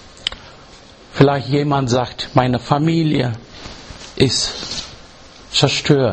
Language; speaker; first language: German; non-native, learner; English